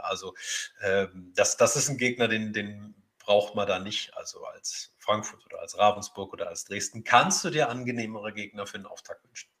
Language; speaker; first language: German; native; German